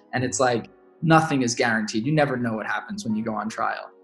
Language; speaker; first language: English; native; English